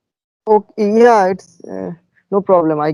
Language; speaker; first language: English; non-native, fluent; Bangla